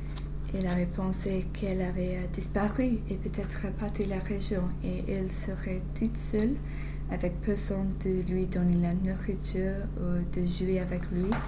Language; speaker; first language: French; non-native, learner; English